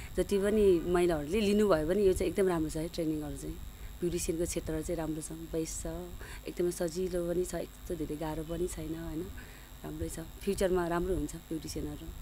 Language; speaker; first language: Nepali; non-native, local second language; Sherpa